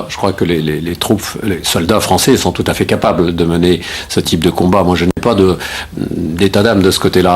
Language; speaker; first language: French; native; French